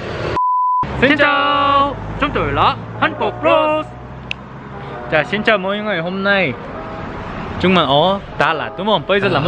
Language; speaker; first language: Vietnamese; non-native, fluent; Korean